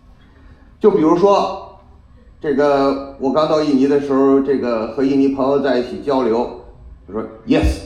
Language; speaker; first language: Chinese; native; Chinese